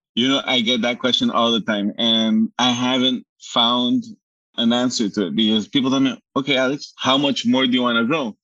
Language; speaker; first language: English; early bilingual, other home language; Spanish